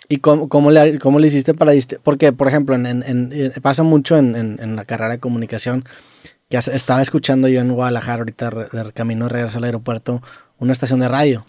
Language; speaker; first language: Spanish; native; Spanish